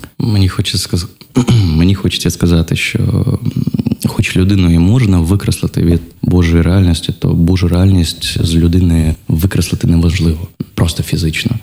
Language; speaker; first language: Ukrainian; non-native, local second language; Russian